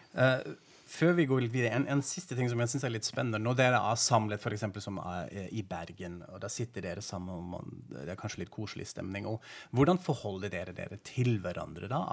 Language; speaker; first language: Norwegian; non-native, fluent; German